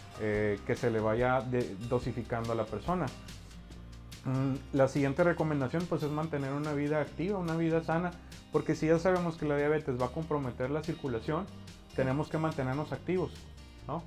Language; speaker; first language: Spanish; native; Spanish